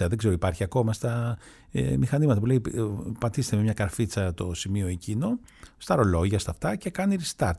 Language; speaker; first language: Greek; native; Greek